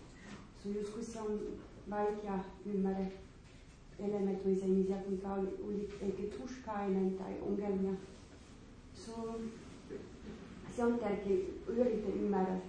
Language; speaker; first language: Finnish; non-native, learner; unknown